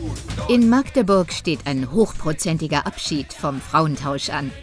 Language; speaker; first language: German; native; German